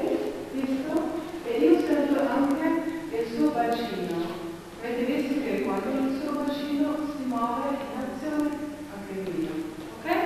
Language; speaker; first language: Italian; non-native, fluent; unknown